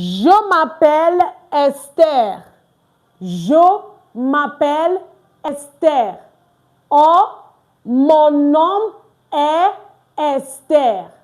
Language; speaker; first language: French; non-native, fluent; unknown